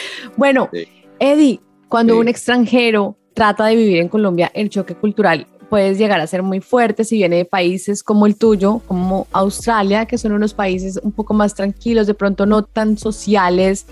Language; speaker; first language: Spanish; native; Spanish